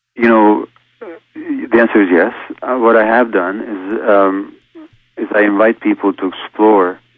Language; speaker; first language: English; early bilingual, other home language; Hungarian